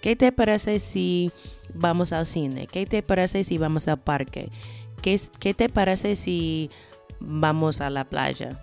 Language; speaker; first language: Spanish; non-native, fluent; English